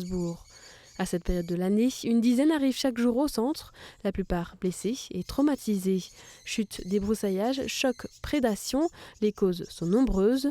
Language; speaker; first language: French; native; French